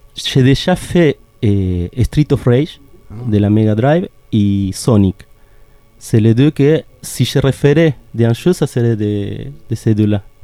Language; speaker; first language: French; non-native, fluent; Spanish